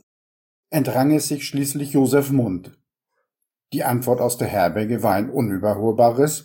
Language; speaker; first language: German; native; German